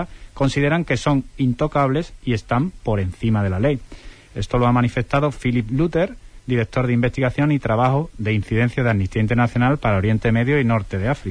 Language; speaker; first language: Spanish; native; Spanish